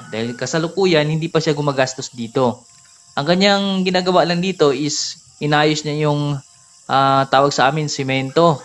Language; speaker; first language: Filipino; non-native, local second language; Cebuano